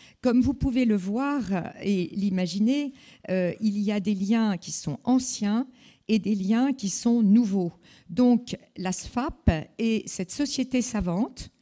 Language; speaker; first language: French; native; French